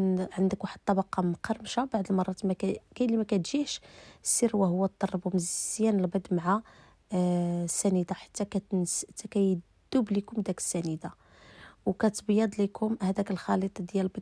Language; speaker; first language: Arabic; native; Arabic